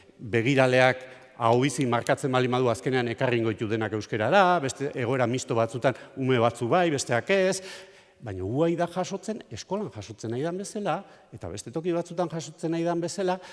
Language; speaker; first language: Basque; native; Basque